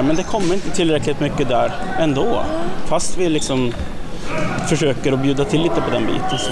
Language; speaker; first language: Swedish; native; Swedish